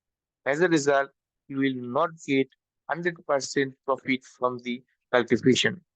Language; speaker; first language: English; non-native, local second language; Bangla